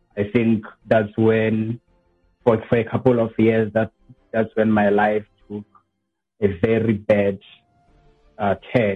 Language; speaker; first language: English; non-native, local second language; Southern Sotho